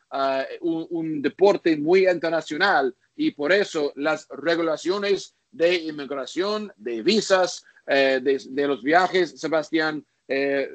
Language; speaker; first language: Spanish; non-native, learner; English